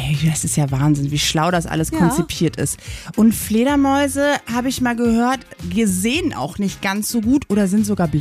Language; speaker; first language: German; native; German